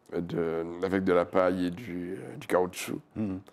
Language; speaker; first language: French; native; French